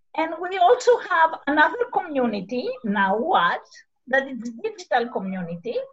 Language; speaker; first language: English; non-native, fluent; Greek